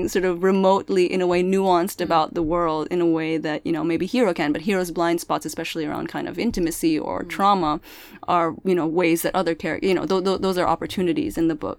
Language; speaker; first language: English; early bilingual, other home language; Pangasinan